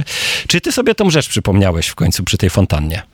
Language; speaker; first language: Polish; native; Polish